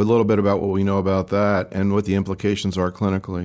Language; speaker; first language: English; native; English